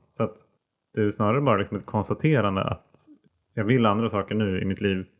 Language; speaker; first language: Swedish; native; Swedish